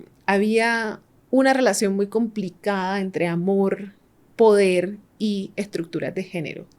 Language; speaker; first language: Spanish; native; Spanish